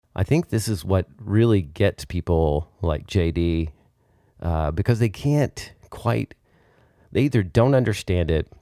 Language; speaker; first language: English; native; English